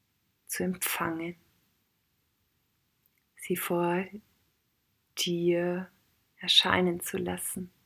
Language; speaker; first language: German; native; German